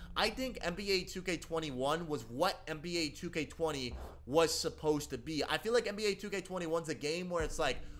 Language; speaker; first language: English; native; English